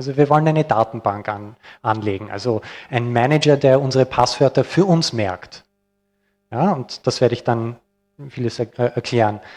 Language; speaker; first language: German; non-native, fluent; English